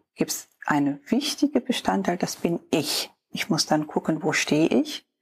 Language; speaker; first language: German; non-native, fluent; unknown